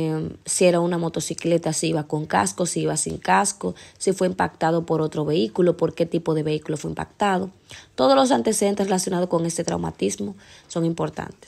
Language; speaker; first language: Spanish; native; Spanish